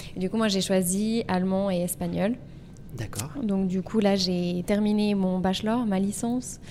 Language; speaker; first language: French; native; French